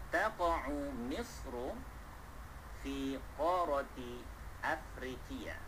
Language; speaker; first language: Arabic; non-native, fluent; Malay